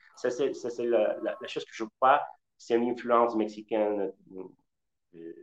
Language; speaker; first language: French; non-native, learner; Spanish